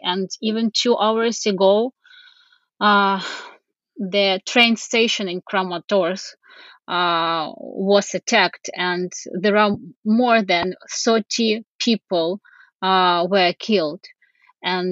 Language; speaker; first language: English; non-native, fluent; Ukrainian